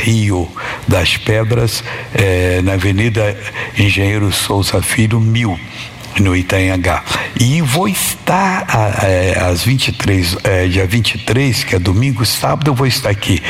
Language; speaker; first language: Portuguese; native; Portuguese